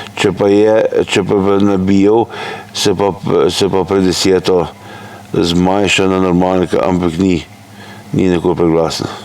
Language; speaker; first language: Slovenian; native; Slovenian